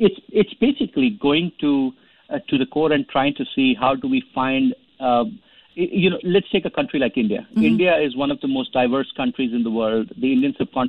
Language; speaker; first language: English; non-native, local second language; Hindi